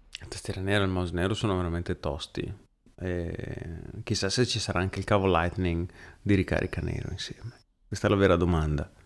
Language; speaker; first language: Italian; native; Italian